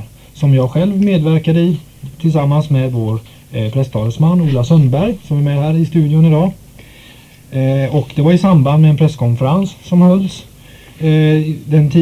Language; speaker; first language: Swedish; native; Swedish